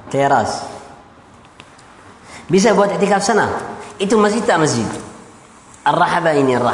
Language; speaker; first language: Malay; non-native, fluent; Arabic